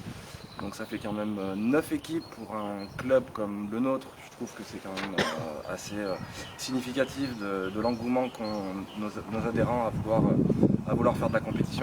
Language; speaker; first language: French; native; French